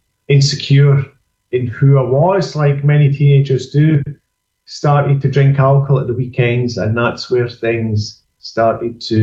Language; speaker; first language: English; native; English